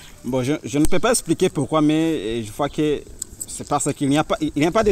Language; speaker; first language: French; non-native, learner; Rundi